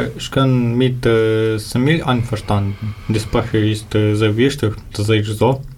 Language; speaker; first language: German; non-native, learner; Ukrainian